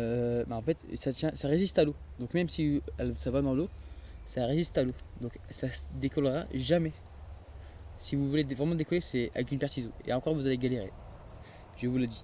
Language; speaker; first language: French; native; French